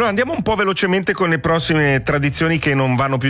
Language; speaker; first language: Italian; native; Italian